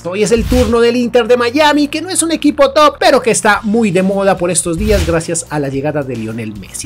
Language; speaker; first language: Spanish; native; Spanish